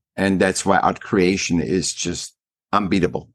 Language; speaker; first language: English; non-native, fluent; German